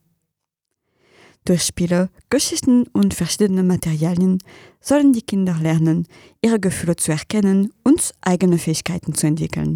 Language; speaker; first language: German; non-native, fluent; French